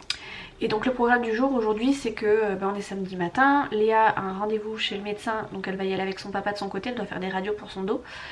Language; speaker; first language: French; native; French